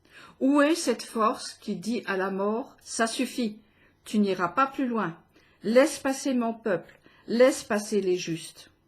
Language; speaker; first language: French; native; French